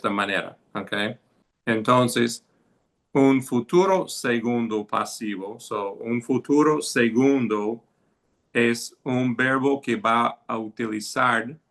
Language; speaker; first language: Spanish; non-native, fluent; English